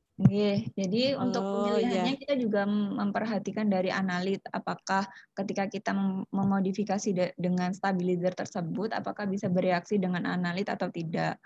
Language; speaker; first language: Indonesian; native; Indonesian